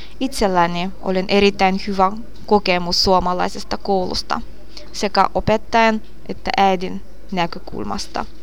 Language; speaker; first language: Finnish; non-native, fluent; Russian